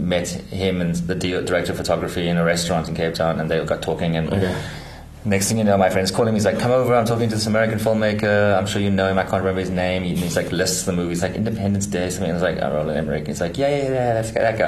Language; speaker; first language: English; native; English